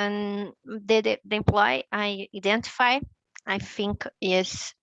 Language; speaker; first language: English; non-native, learner; Portuguese